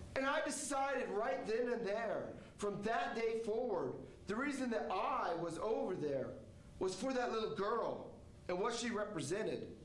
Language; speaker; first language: English; native; English